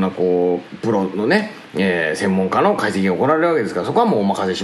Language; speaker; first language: Japanese; native; Japanese